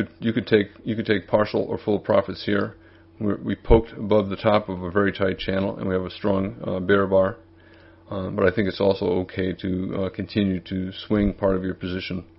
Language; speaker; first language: English; native; English